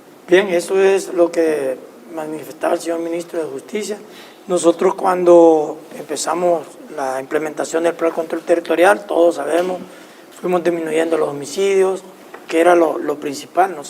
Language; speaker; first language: Spanish; native; Spanish